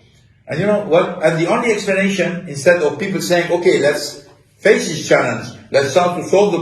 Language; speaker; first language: English; non-native, fluent; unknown